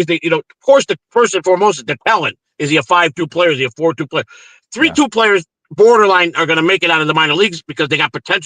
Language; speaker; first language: English; native; English